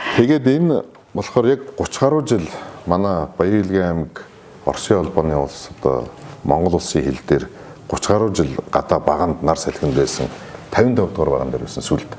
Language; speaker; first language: Mongolian; non-native, local second language; Kazakh